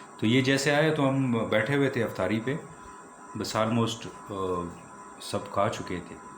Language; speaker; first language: Urdu; early bilingual, heritage; Urdu